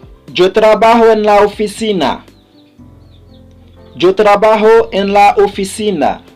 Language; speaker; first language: Spanish; non-native, learner; Haitian Creole